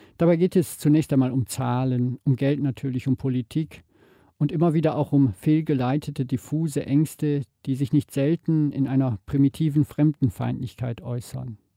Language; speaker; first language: German; native; German